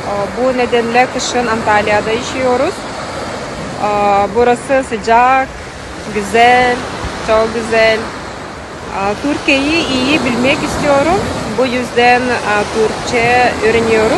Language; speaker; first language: Turkish; non-native, learner; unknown